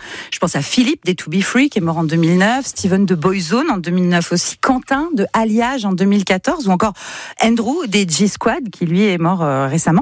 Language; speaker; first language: French; native; French